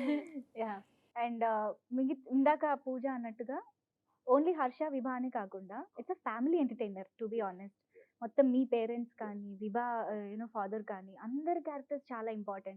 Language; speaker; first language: Telugu; native; Telugu